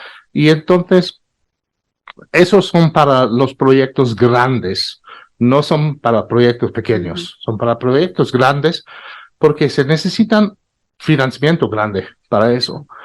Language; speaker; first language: Spanish; non-native, fluent; English